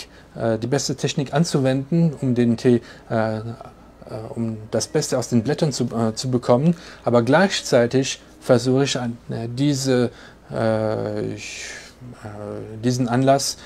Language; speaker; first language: German; non-native, fluent; French